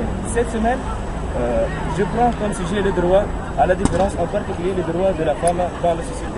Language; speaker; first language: French; non-native, learner; Arabic